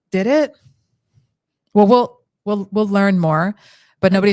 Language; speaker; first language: English; native; English